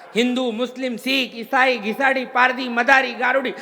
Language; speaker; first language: Hindi; non-native, local second language; Marathi